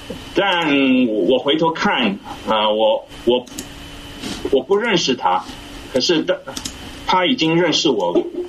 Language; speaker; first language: Chinese; early bilingual, heritage; English